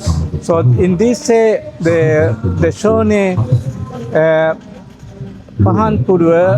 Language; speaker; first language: German; non-native, learner; Sinhala